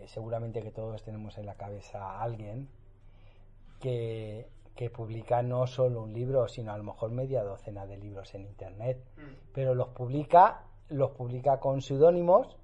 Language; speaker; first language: Spanish; native; Spanish